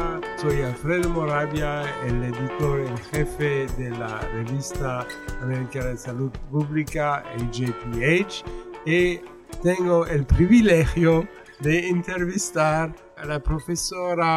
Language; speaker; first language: Spanish; non-native, fluent; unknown